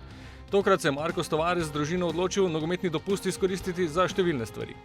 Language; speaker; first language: Slovenian; native; Slovenian